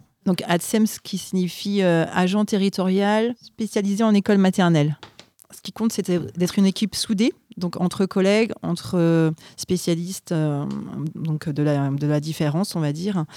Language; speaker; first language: French; native; French